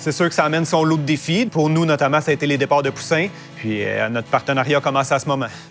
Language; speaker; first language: French; native; French